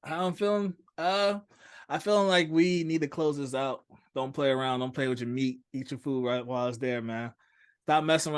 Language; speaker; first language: English; native; English